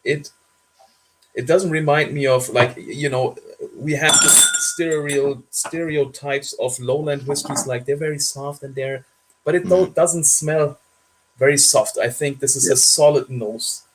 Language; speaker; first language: English; non-native, fluent; German